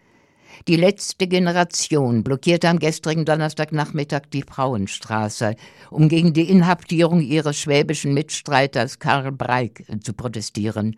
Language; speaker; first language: German; native; German